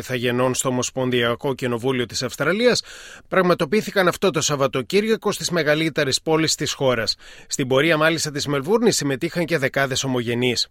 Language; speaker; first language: Greek; native; Greek